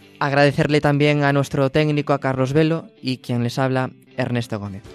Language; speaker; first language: Spanish; native; Spanish